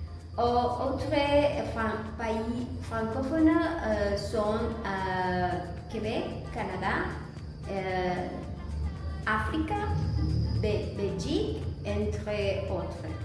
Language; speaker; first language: French; non-native, learner; Spanish